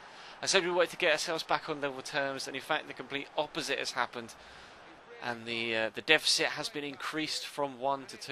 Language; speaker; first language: English; native; English